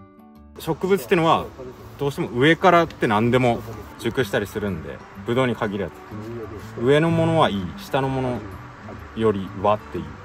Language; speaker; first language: Japanese; native; Japanese